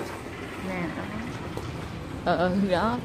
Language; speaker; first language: Vietnamese; native; Vietnamese